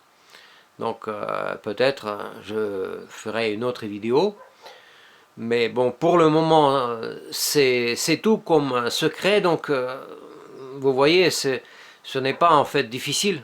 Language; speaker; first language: French; non-native, fluent; Russian